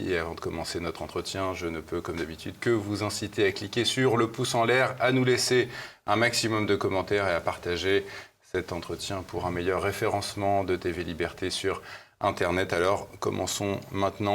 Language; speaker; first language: French; native; French